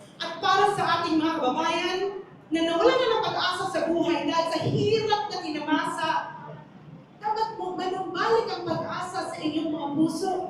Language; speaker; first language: Filipino; native; Filipino